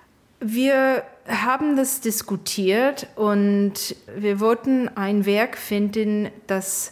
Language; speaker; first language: German; non-native, fluent; English